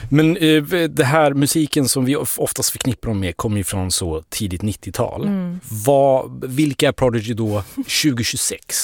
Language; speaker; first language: Swedish; native; Swedish